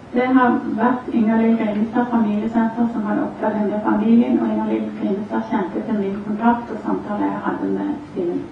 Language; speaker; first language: Norwegian; native; Norwegian